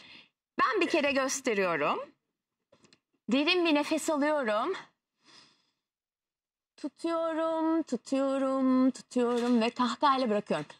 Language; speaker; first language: Turkish; native; Turkish